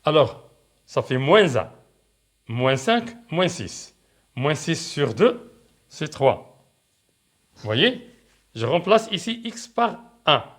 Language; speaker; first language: French; non-native, local second language; Arabic